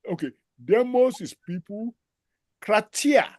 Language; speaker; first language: English; non-native, local second language; Yoruba